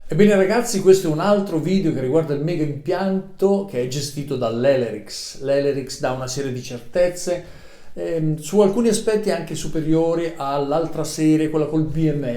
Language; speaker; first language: Italian; native; Italian